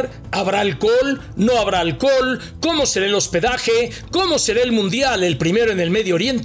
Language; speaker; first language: Spanish; native; Spanish